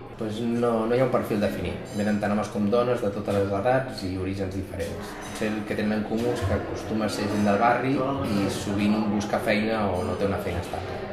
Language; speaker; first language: Catalan; native; Catalan